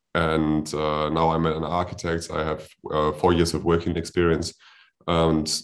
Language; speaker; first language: English; non-native, fluent; German